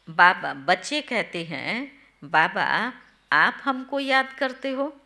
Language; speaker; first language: Hindi; non-native, local second language; Gujarati